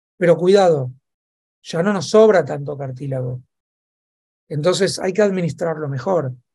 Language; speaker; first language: Spanish; native; Spanish